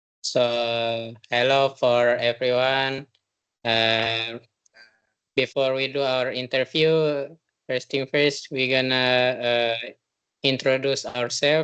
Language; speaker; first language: English; non-native, learner; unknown